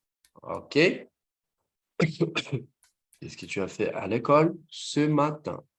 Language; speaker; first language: French; non-native, fluent; Portuguese